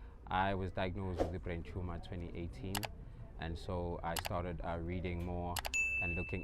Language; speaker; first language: English; non-native, local second language; Zulu